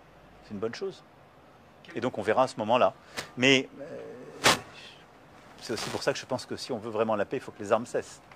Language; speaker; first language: French; native; French